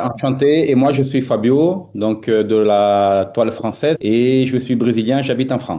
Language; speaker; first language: French; non-native, fluent; Portuguese